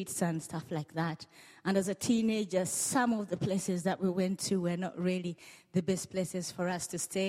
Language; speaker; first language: English; non-native, local second language; Ganda